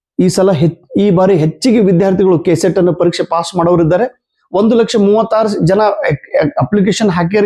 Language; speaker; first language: Kannada; native; Kannada